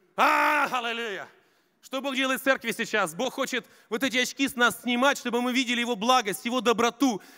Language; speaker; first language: Russian; native; Russian